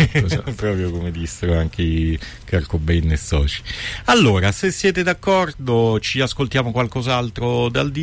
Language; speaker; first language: Italian; native; Italian